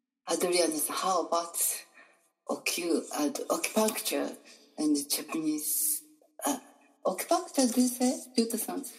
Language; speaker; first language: English; non-native, learner; Japanese